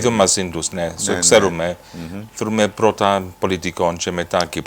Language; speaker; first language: Greek; early bilingual, heritage; English